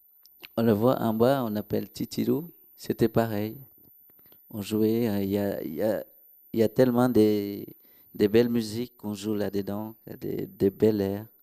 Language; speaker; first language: French; non-native, local second language; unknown